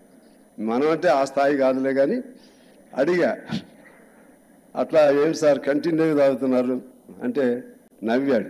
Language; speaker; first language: Telugu; native; Telugu